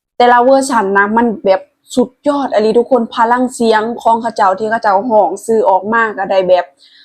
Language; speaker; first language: Thai; native; Thai